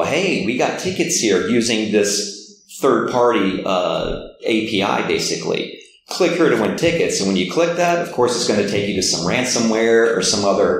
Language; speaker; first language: English; native; English